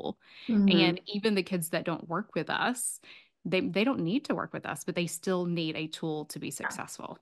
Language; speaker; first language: English; native; English